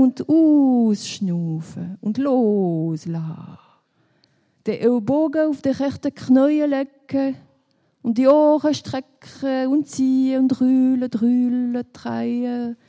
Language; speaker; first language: German; non-native, local second language; French